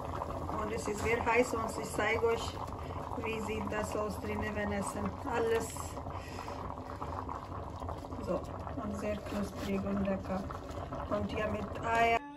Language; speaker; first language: German; non-native, learner; Urdu